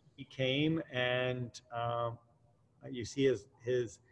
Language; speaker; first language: English; native; English